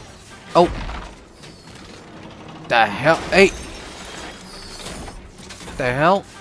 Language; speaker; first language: English; native; English